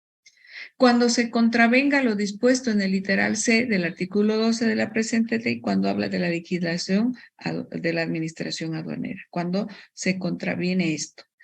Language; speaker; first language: Spanish; native; Spanish